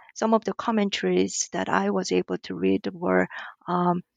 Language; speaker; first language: English; non-native, fluent; Korean